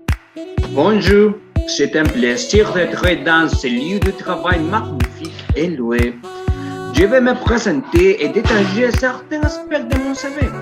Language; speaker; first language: French; non-native, learner; Spanish